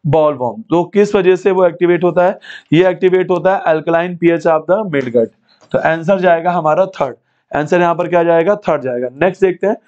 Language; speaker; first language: Hindi; native; Hindi